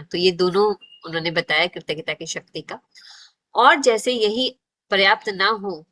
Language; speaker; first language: Hindi; native; Hindi